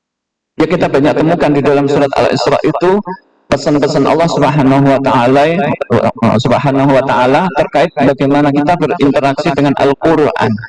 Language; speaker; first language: Indonesian; non-native, local second language; Javanese